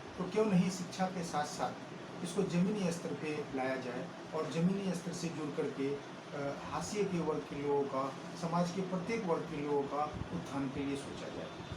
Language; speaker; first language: Hindi; native; Hindi